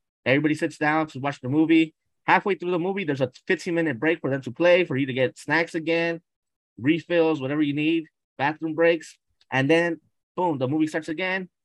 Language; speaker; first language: English; early bilingual, other home language; Spanish